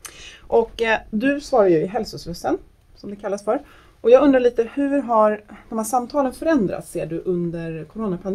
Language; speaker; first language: Swedish; native; Swedish